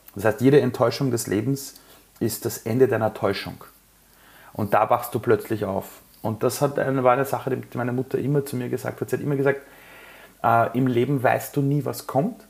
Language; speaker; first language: German; early bilingual, other home language; Persian